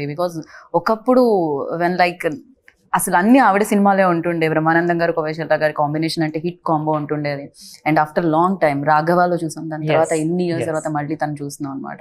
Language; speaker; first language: Telugu; native; Telugu